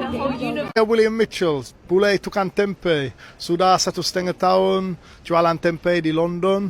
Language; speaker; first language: Indonesian; non-native, fluent; English